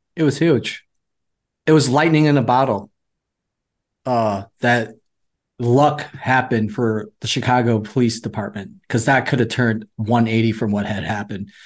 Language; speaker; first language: English; native; English